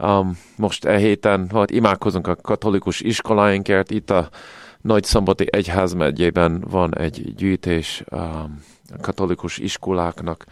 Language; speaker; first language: Hungarian; non-native, fluent; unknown